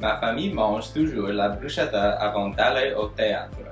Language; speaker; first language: French; non-native, learner; English